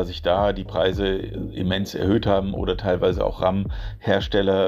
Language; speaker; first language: German; native; German